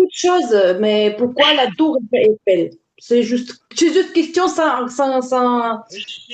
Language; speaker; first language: French; non-native, learner; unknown